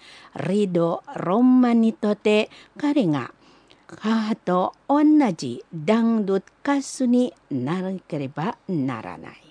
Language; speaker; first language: Japanese; non-native, learner; Indonesian